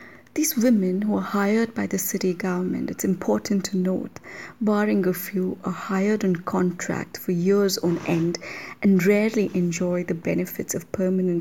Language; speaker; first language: English; non-native, local second language; Kannada